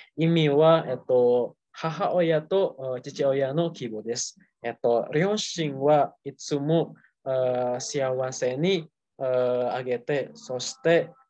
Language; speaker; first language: Japanese; non-native, learner; Indonesian